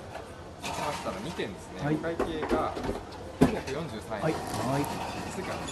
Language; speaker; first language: Japanese; native; Japanese